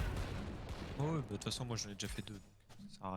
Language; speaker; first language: French; native; French